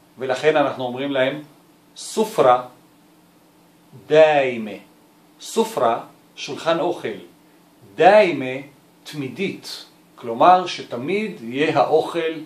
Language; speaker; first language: Hebrew; non-native, local second language; Arabic